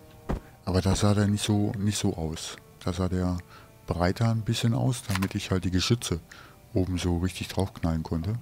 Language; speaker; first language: German; native; German